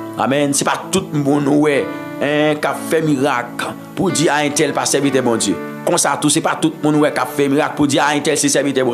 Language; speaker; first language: French; non-native, local second language; Haitian Creole